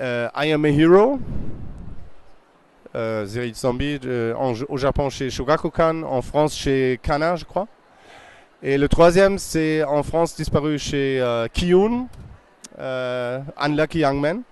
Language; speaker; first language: French; non-native, fluent; German